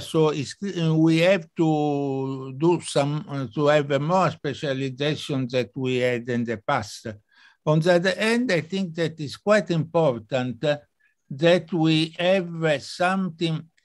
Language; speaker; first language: English; non-native, fluent; Italian